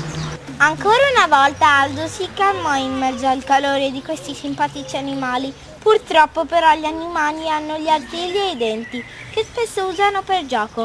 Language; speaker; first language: Italian; native; Italian